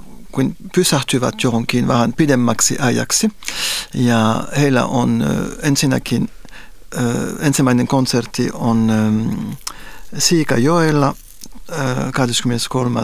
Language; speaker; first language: Finnish; non-native, fluent; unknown